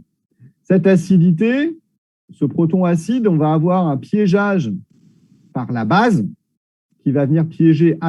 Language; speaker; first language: French; native; French